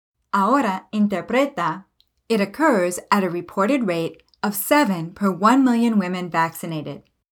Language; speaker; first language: English; native; English